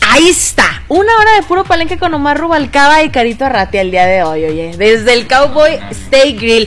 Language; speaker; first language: Spanish; native; Spanish